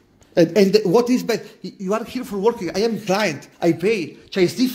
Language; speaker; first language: English; non-native, learner; Italian